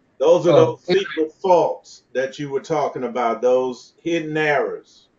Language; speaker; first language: English; native; English